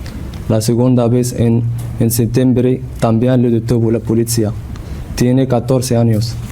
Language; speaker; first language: Spanish; non-native, learner; Central Atlas Tamazight